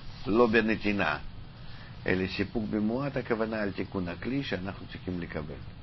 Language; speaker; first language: Hebrew; non-native, fluent; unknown